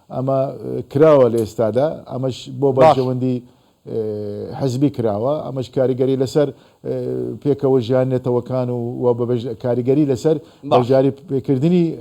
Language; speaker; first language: Central Kurdish; non-native, local second language; Azerbaijani